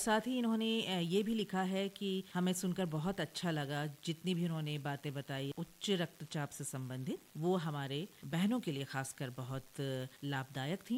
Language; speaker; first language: Hindi; native; Hindi